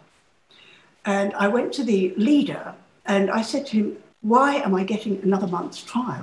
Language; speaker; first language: English; native; English